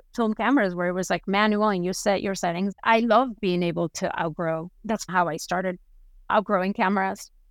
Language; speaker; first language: English; non-native, fluent; Spanish